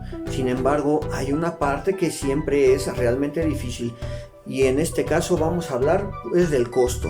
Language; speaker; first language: Spanish; native; Spanish